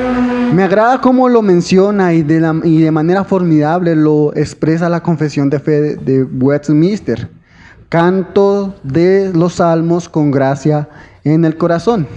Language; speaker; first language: Spanish; native; Spanish